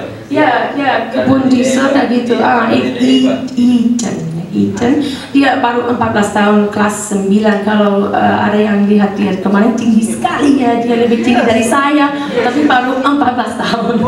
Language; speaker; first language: Indonesian; non-native, fluent; English